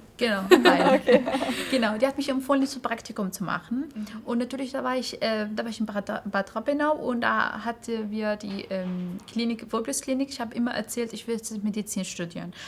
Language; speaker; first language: German; non-native, fluent; Arabic